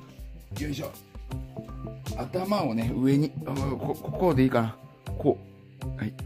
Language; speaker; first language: Japanese; native; Japanese